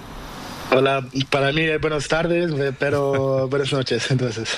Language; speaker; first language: Spanish; non-native, learner; Portuguese